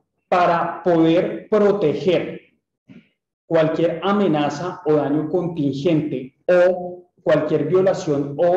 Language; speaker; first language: Spanish; native; Spanish